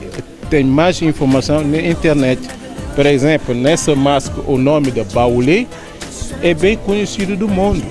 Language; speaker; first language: Portuguese; non-native, learner; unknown